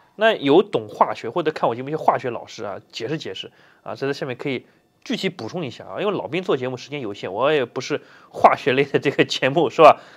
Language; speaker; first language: Chinese; native; Chinese